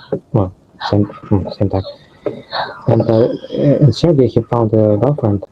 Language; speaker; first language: English; non-native, fluent; Russian